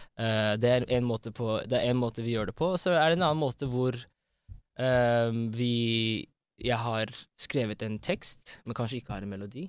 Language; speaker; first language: Norwegian; early bilingual, other home language; Amharic